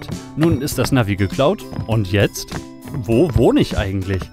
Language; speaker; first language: German; native; German